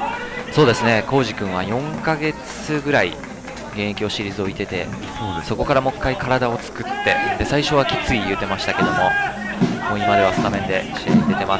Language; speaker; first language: Japanese; native; Japanese